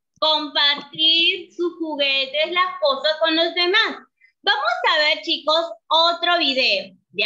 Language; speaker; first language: Spanish; native; Spanish